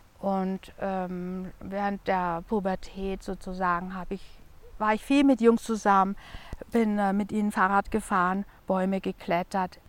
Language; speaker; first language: German; native; German